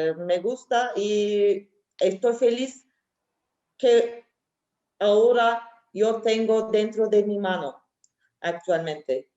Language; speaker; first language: Spanish; non-native, learner; Turkish